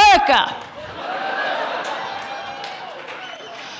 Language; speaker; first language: English; non-native, fluent; German